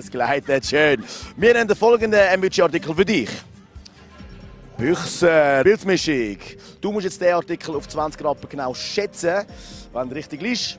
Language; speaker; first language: German; native; German